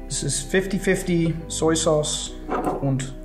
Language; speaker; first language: German; non-native, learner; Dutch